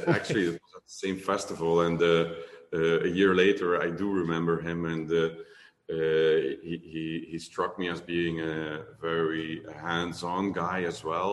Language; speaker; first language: English; non-native, fluent; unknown